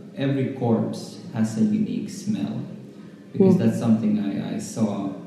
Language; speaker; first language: English; non-native, fluent; Finnish